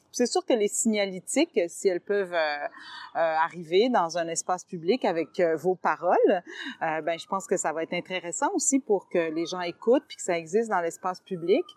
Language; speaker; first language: French; native; French